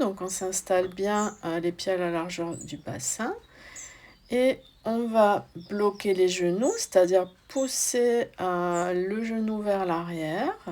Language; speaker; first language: French; native; French